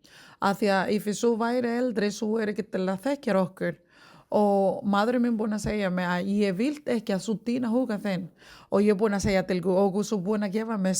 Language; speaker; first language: Icelandic; non-native, learner; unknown